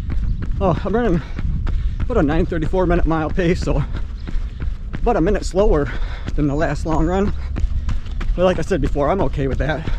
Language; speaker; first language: English; native; English